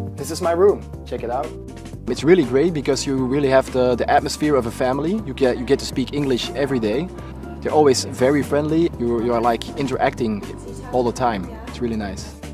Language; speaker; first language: English; non-native, fluent; Dutch